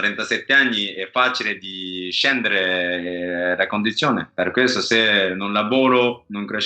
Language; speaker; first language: Italian; non-native, learner; Japanese